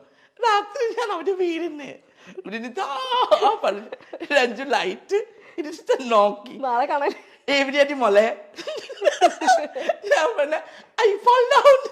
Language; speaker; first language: Malayalam; non-native, local second language; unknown